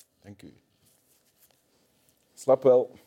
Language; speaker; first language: Dutch; native; Dutch